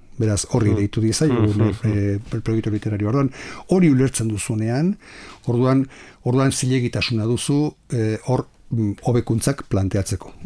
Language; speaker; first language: Basque; non-native, local second language; Spanish